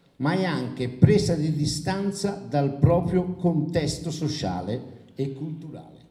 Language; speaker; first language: Italian; native; Italian